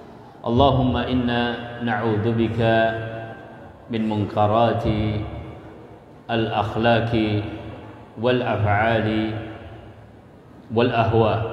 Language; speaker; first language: Arabic; non-native, fluent; Indonesian